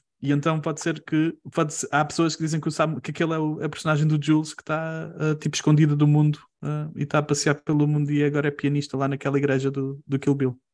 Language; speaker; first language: Portuguese; early bilingual, heritage; Portuguese